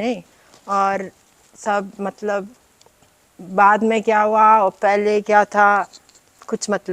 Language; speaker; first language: Hindi; non-native, learner; Italian